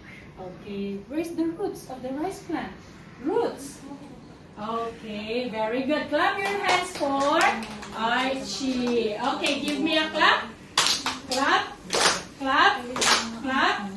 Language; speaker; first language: English; non-native, fluent; Filipino